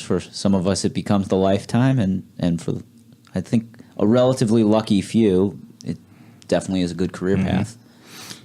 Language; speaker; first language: English; native; English